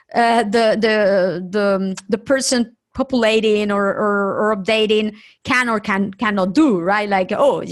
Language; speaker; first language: English; non-native, fluent; Spanish